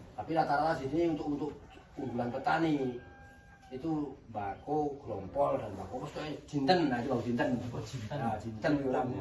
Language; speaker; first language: Indonesian; non-native, local second language; Javanese